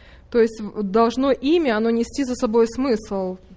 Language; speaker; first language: Russian; native; Russian